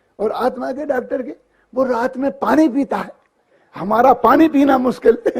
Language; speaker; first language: Hindi; native; Hindi